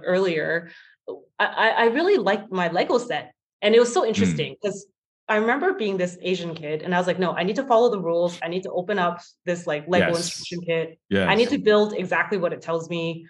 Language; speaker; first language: English; native; English